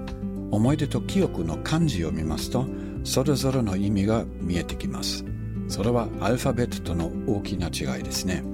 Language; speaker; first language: Japanese; non-native, fluent; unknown